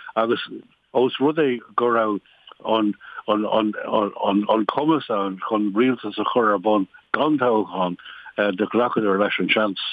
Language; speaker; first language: Irish; non-native, local second language; English